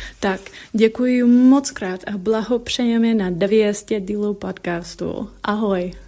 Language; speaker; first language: Czech; non-native, learner; English